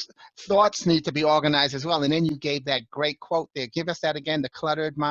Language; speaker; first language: English; native; English